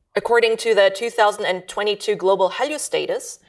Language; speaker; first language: English; early bilingual, heritage; German